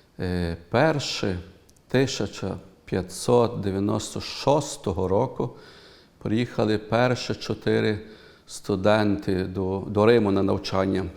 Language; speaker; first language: Ukrainian; early bilingual, heritage; Ukrainian